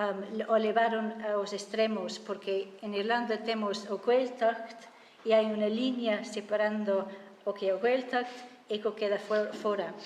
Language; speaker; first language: Galician; non-native, fluent; English